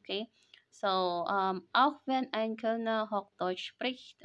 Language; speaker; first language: German; non-native, fluent; Filipino